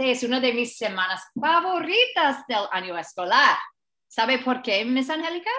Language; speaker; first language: Spanish; non-native, fluent; English